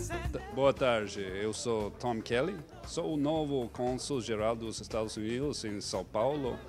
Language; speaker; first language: Portuguese; non-native, fluent; English